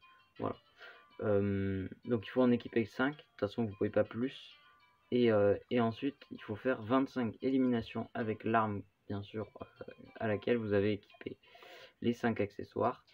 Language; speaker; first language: French; native; French